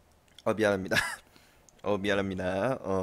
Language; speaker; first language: Korean; native; Korean